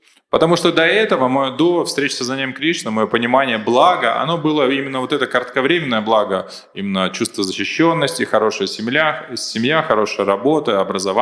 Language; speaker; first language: Russian; native; Russian